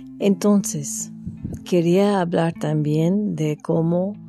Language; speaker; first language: Spanish; non-native, fluent; French